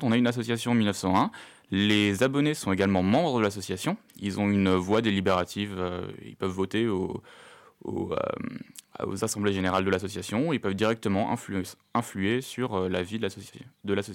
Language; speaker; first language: French; native; French